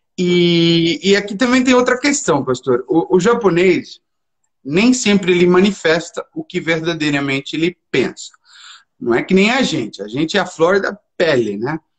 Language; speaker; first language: Portuguese; early bilingual, heritage; Portuguese